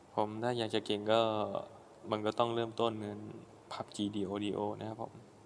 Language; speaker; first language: Thai; non-native, local second language; Northeastern Thai